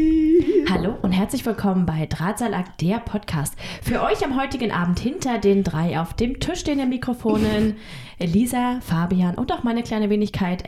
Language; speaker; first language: German; native; German